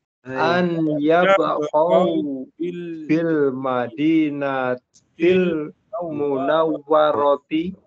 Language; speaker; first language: Arabic; non-native, learner; Indonesian